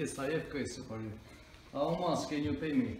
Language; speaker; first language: English; non-native, learner; Albanian